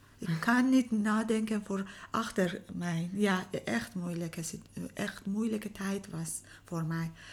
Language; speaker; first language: Dutch; non-native, learner; Persian